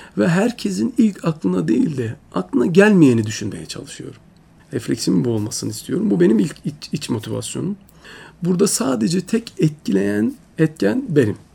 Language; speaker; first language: Turkish; early bilingual, heritage; Turkish